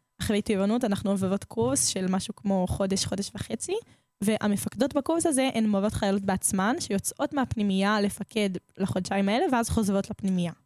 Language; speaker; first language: Hebrew; native; Hebrew